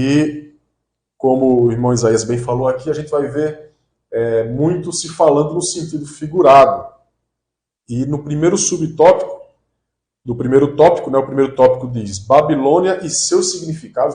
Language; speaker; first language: Portuguese; native; Portuguese